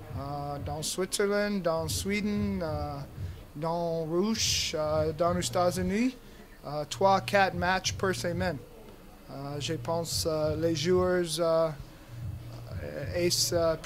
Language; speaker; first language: French; non-native, learner; English